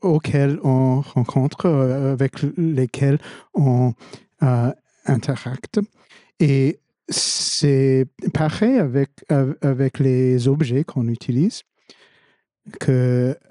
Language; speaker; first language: French; non-native, fluent; English